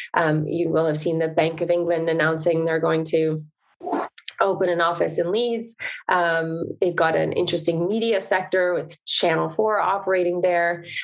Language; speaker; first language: English; native; English